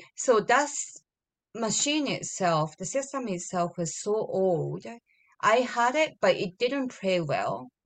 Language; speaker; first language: English; non-native, learner; Japanese